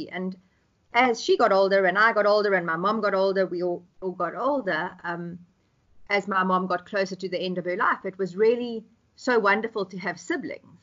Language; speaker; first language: English; native; English